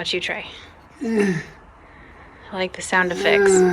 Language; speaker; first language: English; native; English